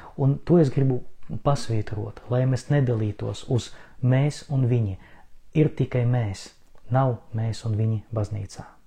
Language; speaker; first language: Latvian; non-native, local second language; Russian